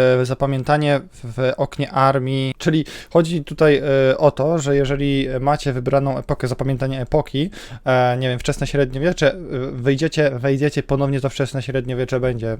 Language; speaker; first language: Polish; native; Polish